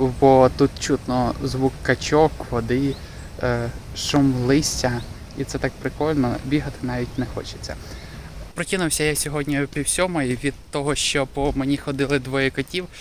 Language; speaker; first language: Ukrainian; native; Ukrainian